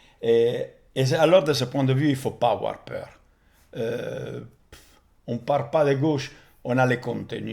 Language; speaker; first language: French; non-native, fluent; Italian